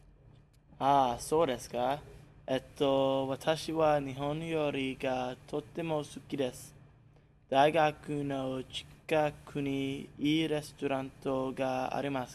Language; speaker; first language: Japanese; non-native, learner; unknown